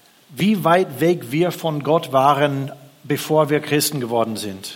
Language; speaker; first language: German; non-native, fluent; English